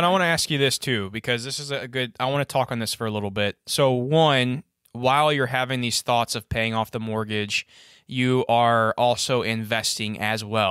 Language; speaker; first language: English; native; English